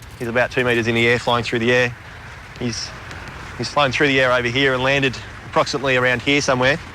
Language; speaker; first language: English; native; English